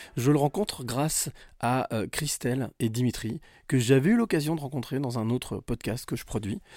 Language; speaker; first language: French; native; French